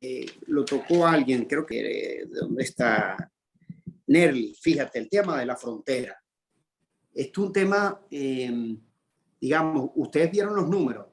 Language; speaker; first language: Spanish; native; Spanish